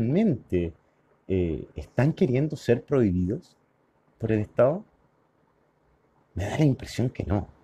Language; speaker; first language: Spanish; native; Spanish